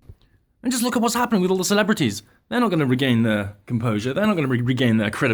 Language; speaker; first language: English; native; English